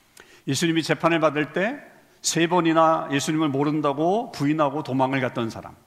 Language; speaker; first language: Korean; native; Korean